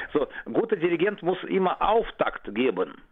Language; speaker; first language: German; non-native, fluent; Russian